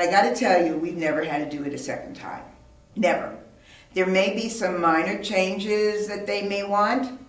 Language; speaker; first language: English; native; English